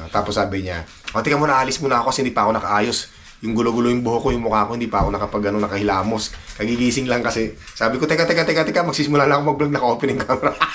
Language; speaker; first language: Filipino; non-native, local second language; Iloko